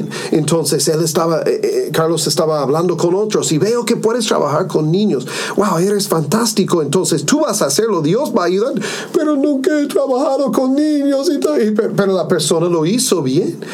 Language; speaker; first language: Spanish; non-native, fluent; English